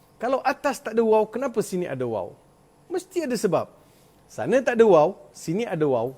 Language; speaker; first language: Malay; non-native, local second language; Tamil